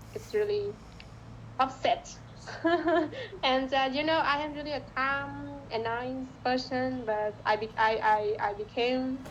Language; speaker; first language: English; non-native, learner; Vietnamese